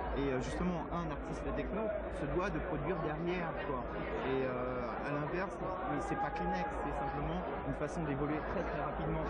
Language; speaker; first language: French; native; French